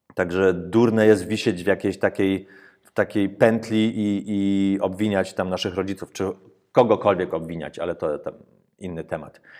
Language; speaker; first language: Polish; early bilingual, heritage; Polish